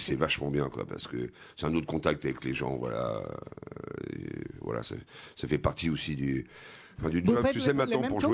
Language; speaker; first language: French; native; French